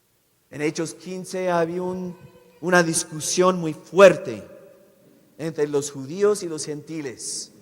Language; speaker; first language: Spanish; non-native, fluent; English